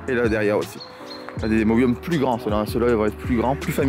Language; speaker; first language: French; native; French